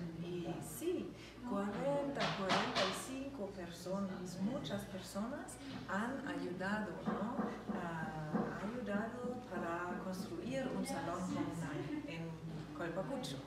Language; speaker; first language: Spanish; non-native, learner; German